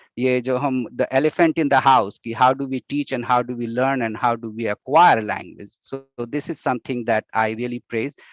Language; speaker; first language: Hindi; native; Hindi